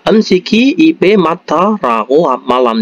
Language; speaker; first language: Korean; non-native, fluent; Indonesian